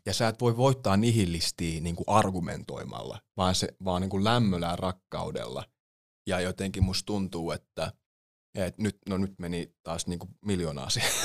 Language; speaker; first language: Finnish; early bilingual, other home language; English